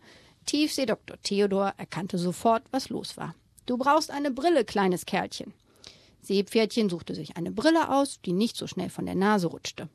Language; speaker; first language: German; native; German